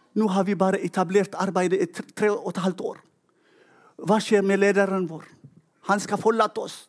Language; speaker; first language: Norwegian; non-native, fluent; Tigrinya